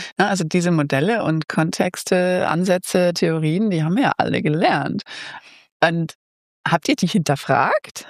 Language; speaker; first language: German; native; German